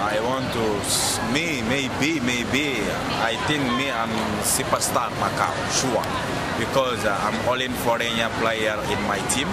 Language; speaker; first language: English; non-native, learner; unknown